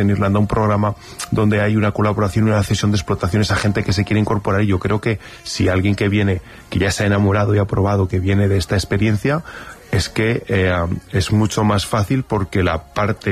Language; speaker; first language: Spanish; native; Spanish